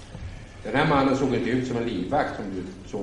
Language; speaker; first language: Swedish; native; Swedish